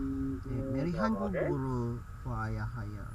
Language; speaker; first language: Korean; non-native, learner; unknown